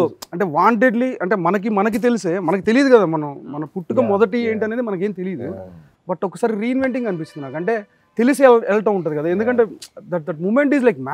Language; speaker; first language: Telugu; native; Telugu